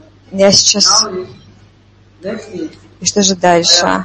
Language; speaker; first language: Russian; non-native, fluent; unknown